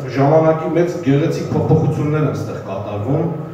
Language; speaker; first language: Armenian; native; Armenian